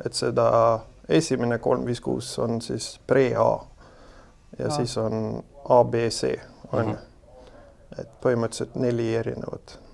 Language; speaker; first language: Estonian; non-native, fluent; Swedish